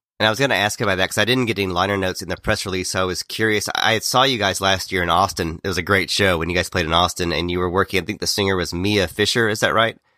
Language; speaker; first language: English; native; English